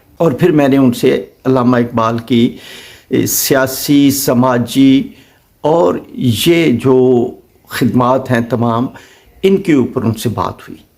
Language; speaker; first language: Urdu; non-native, local second language; Punjabi